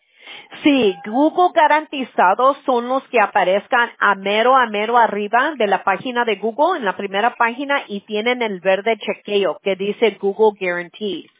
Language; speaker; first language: Spanish; early bilingual, heritage; Spanish